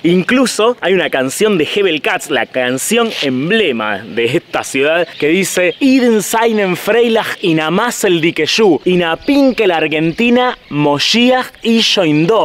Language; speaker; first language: Spanish; native; Spanish